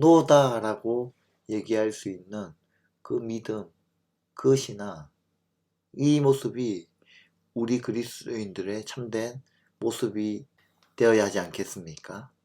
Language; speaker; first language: Korean; native; Korean